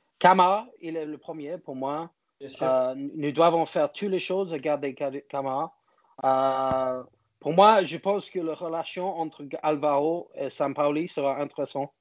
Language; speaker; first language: French; non-native, learner; English